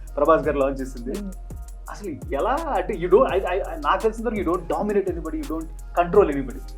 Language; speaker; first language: Telugu; native; Telugu